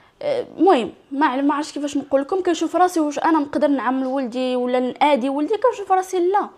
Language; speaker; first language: Arabic; native; Arabic